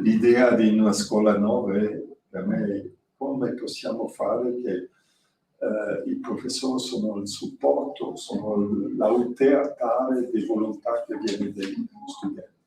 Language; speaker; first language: Italian; non-native, learner; French